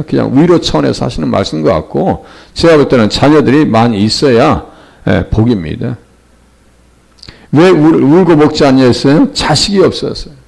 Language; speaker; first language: Korean; native; Korean